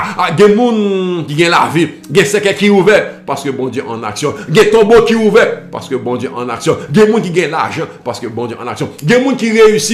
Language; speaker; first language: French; non-native, local second language; Haitian Creole